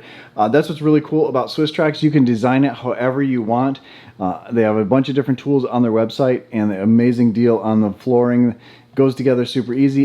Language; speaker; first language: English; native; English